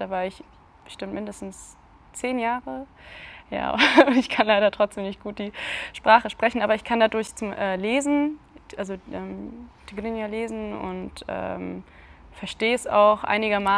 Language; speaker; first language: German; early bilingual, other home language; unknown